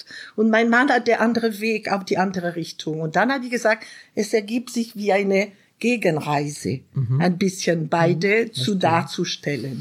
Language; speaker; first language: German; non-native, fluent; French